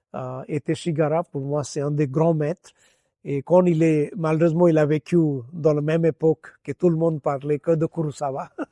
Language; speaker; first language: French; non-native, fluent; Gujarati